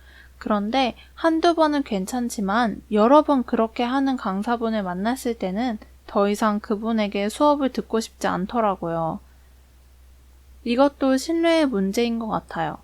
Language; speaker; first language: Korean; native; Korean